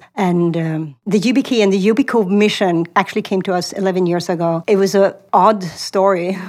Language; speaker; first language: English; non-native, fluent; Swedish